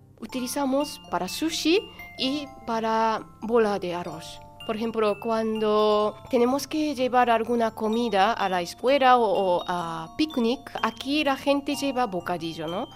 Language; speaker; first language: Spanish; non-native, fluent; Japanese